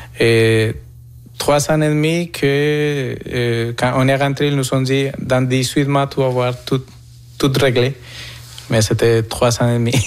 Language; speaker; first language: French; non-native, fluent; Spanish